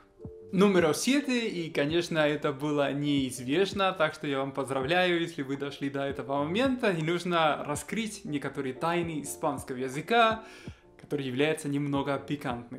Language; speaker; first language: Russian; non-native, fluent; Spanish